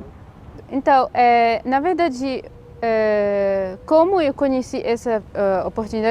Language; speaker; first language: Portuguese; non-native, fluent; Arabic